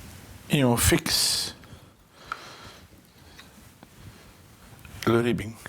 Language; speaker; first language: French; non-native, fluent; Dutch